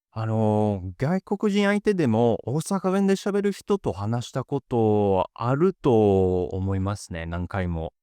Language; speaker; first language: Japanese; non-native, fluent; French